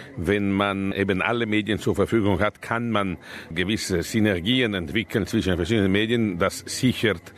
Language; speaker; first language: German; non-native, local second language; Italian